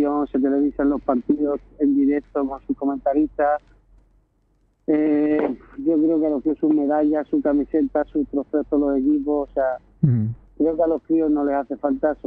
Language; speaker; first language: Spanish; native; Spanish